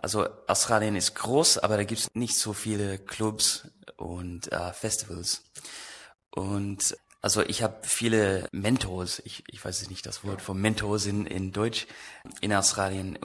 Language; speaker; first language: German; non-native, learner; English